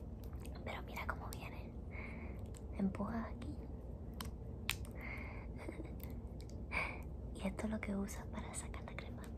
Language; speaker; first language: Spanish; early bilingual, heritage; Spanish